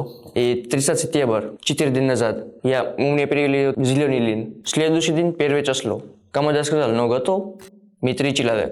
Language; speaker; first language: Russian; non-native, learner; Gujarati